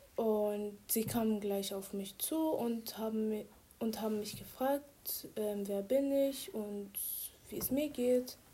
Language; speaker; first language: German; non-native, fluent; Arabic